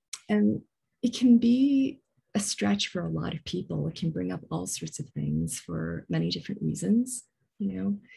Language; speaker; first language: English; early bilingual, other home language; Korean